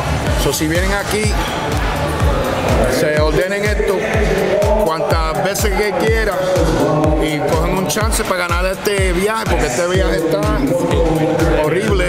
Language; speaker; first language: Spanish; early bilingual, heritage; Spanish